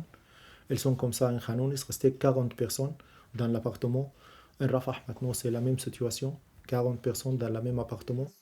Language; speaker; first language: French; non-native, learner; Arabic